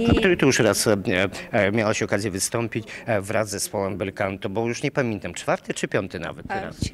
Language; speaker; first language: Polish; native; Polish